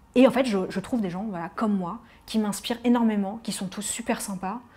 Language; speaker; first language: French; native; French